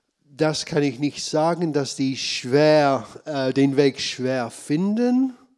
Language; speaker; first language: German; non-native, fluent; English